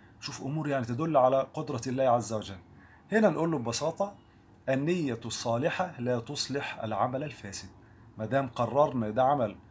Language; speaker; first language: Arabic; native; Arabic